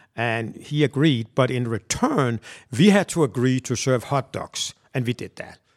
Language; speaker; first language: English; non-native, fluent; Danish